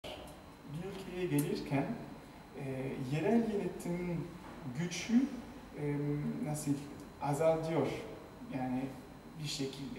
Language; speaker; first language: Turkish; non-native, fluent; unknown